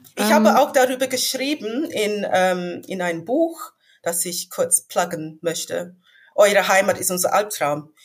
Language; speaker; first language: German; non-native, fluent; English